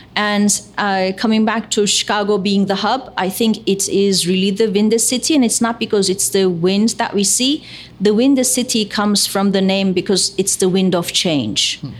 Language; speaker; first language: English; non-native, fluent; Turkish